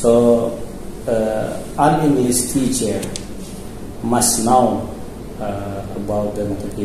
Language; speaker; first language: English; non-native, local second language; Indonesian